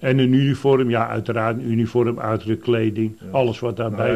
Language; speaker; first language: Dutch; native; Dutch